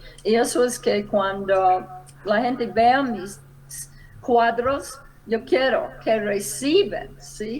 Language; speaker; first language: Spanish; non-native, fluent; English